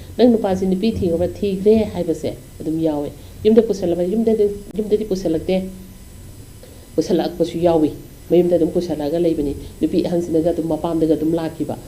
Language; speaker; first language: Manipuri; native; Manipuri